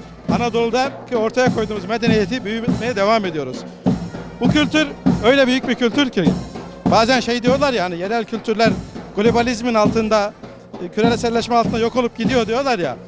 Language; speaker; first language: Turkish; native; Turkish